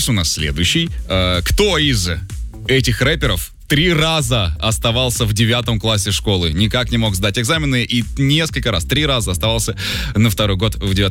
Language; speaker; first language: Russian; native; Russian